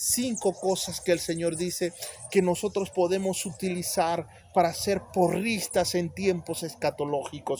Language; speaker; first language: Spanish; native; Spanish